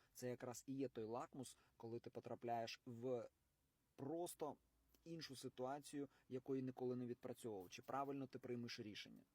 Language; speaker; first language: Ukrainian; non-native, local second language; Russian